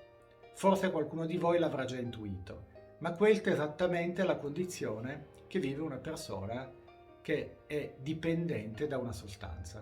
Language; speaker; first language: Italian; native; Italian